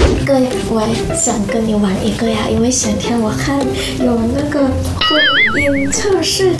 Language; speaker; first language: Chinese; non-native, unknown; Thai